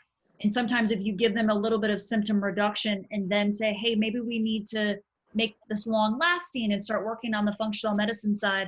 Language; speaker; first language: English; native; English